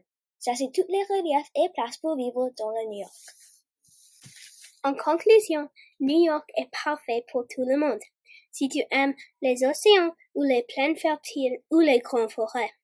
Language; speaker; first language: French; non-native, learner; English